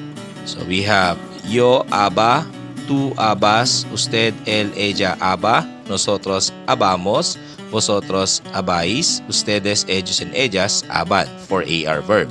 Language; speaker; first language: Spanish; non-native, fluent; Filipino